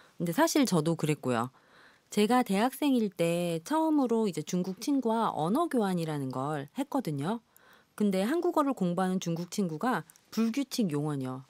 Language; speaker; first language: Korean; native; Korean